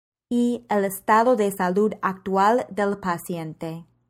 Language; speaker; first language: Spanish; non-native, fluent; English